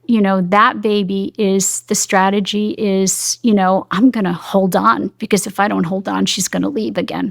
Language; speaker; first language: English; native; English